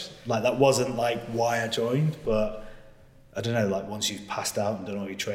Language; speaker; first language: English; native; English